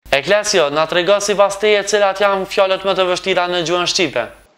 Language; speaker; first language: Albanian; native; Albanian